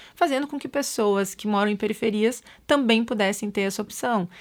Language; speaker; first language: Portuguese; native; Portuguese